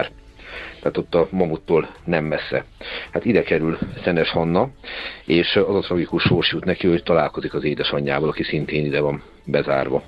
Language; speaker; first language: Hungarian; native; Hungarian